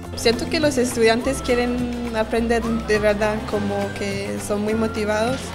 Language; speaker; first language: Spanish; non-native, fluent; English